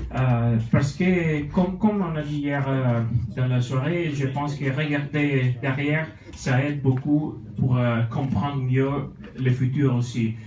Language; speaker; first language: French; non-native, fluent; Italian